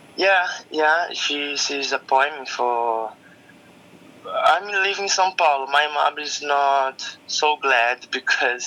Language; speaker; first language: English; non-native, learner; Portuguese